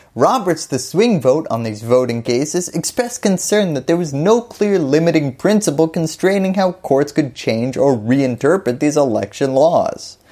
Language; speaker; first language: English; native; English